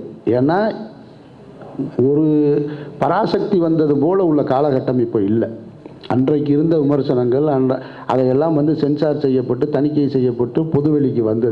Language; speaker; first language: Tamil; native; Tamil